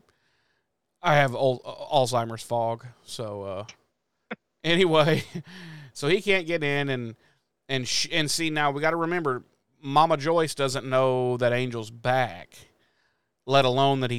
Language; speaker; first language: English; native; English